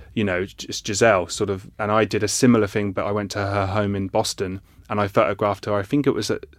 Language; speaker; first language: English; native; English